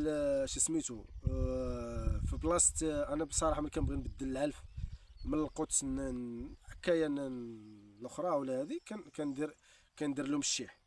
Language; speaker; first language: Arabic; native; Arabic